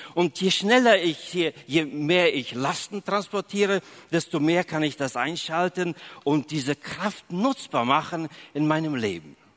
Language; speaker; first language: German; early bilingual, other home language; Russian